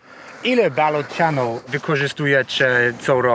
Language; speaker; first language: Polish; non-native, learner; English